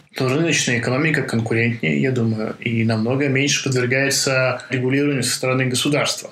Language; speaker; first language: Russian; native; Russian